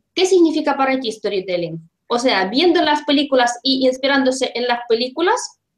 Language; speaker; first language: Spanish; non-native, fluent; Russian